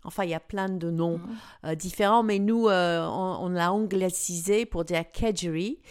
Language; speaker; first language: French; non-native, fluent; English